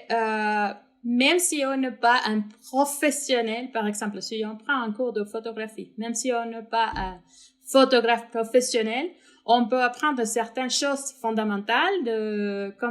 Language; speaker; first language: French; non-native, fluent; Spanish